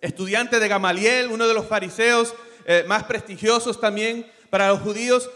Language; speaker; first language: Spanish; early bilingual, other home language; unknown